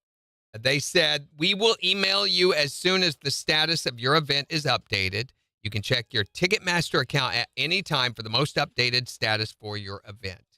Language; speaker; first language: English; native; English